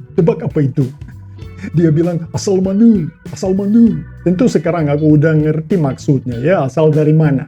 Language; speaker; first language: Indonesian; non-native, fluent; Russian